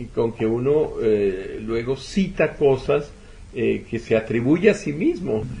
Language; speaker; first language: Spanish; native; Spanish